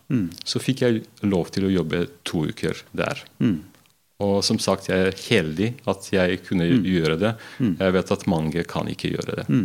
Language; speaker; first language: Norwegian; non-native, fluent; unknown